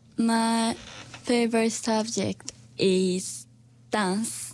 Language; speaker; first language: English; non-native, learner; Japanese